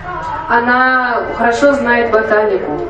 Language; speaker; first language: Russian; native; Russian